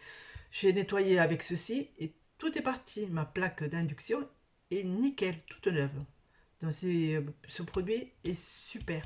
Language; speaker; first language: French; native; French